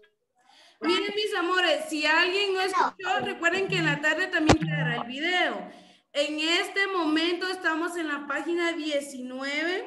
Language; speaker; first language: Spanish; native; Spanish